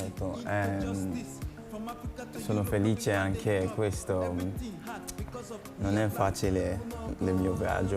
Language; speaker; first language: Italian; non-native, learner; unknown